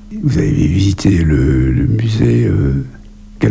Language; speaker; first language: French; native; French